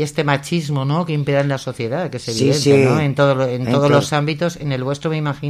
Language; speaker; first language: Spanish; native; Spanish